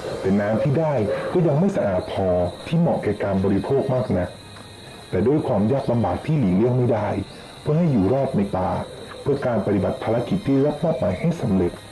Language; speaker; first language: Thai; native; Thai